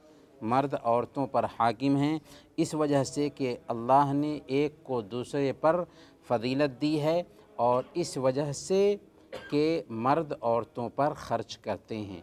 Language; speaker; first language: Urdu; native; Urdu